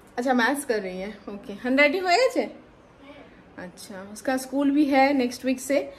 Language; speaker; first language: Hindi; non-native, local second language; Bangla